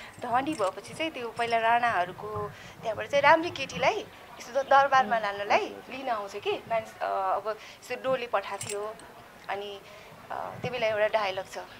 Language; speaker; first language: Nepali; non-native, local second language; Newari